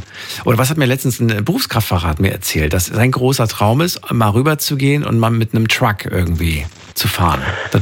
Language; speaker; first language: German; native; German